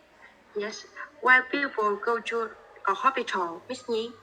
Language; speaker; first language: English; non-native, learner; Vietnamese